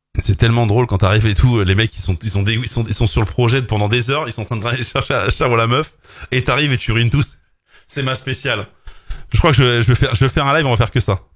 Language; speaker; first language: French; native; French